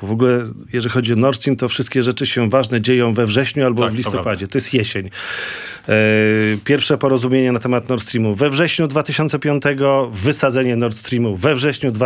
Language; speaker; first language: Polish; native; Polish